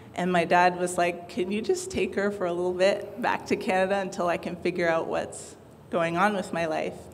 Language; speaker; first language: English; native; English